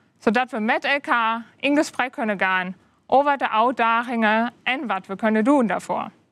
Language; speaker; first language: Dutch; non-native, fluent; German